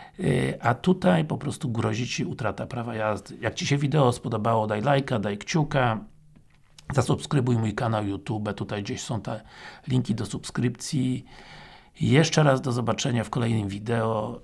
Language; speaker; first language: Polish; native; Polish